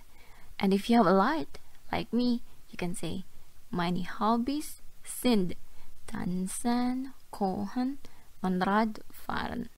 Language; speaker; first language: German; non-native, fluent; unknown